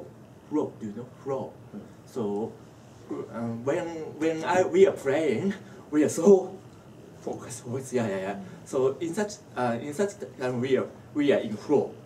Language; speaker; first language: English; non-native, learner; Japanese